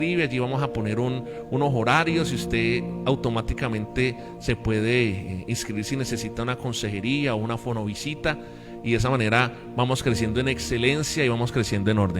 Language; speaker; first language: Spanish; native; Spanish